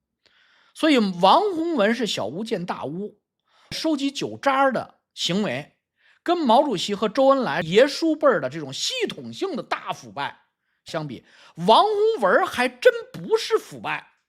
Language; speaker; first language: Chinese; native; Chinese